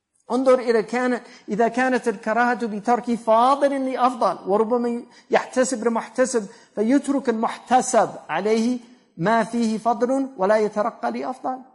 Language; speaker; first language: Arabic; non-native, fluent; English